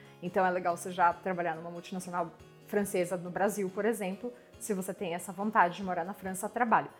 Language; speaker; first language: Portuguese; non-native, fluent; French